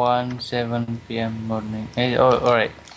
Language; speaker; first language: English; non-native, learner; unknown